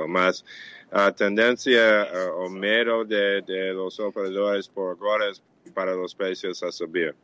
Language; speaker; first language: Portuguese; non-native, fluent; English